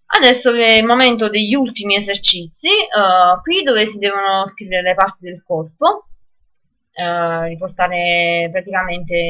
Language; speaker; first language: Italian; non-native, local second language; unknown